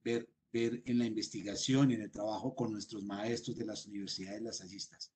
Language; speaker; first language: Spanish; native; Spanish